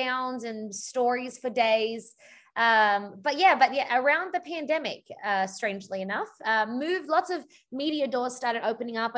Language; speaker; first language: English; native; English